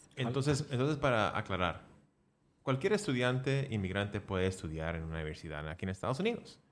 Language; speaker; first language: Spanish; early bilingual, heritage; Spanish